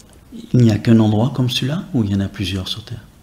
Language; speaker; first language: French; native; French